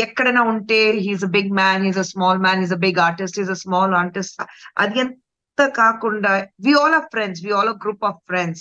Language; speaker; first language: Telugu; non-native, fluent; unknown